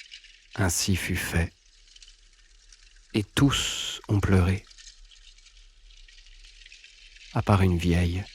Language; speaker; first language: French; native; French